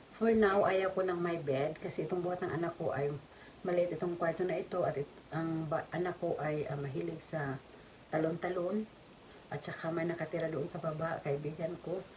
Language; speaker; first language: Filipino; non-native, local second language; Cebuano